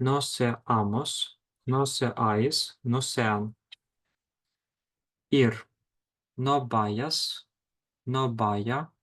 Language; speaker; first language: Spanish; non-native, fluent; Ukrainian